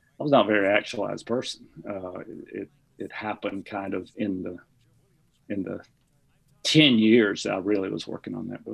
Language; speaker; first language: English; native; English